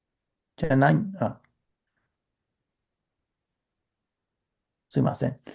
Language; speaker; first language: Japanese; non-native, learner; English